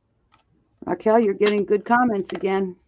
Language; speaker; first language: English; native; English